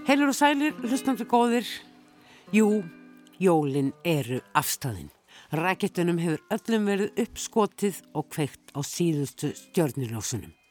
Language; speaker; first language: Icelandic; native; Icelandic